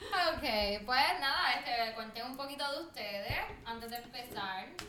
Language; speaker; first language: Spanish; native; Spanish